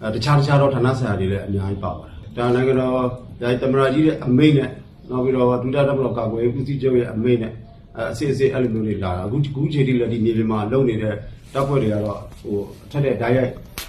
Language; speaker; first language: Burmese; non-native, local second language; S'gaw Karen